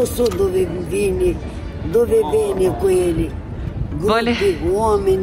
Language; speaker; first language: Italian; non-native, learner; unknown